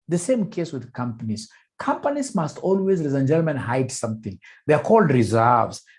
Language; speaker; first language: English; non-native, local second language; Swahili